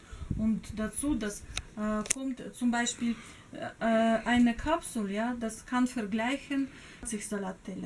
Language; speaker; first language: German; non-native, learner; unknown